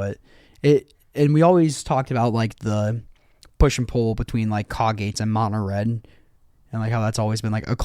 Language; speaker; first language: English; native; English